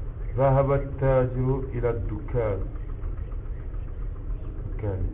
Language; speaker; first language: Arabic; non-native, learner; French